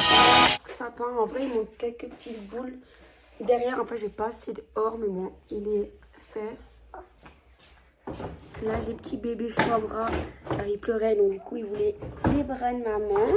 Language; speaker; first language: French; native; French